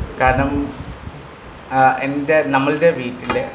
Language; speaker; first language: Malayalam; non-native, local second language; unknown